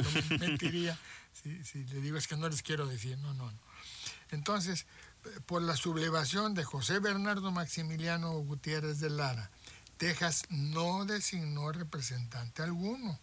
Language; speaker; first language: Spanish; native; Spanish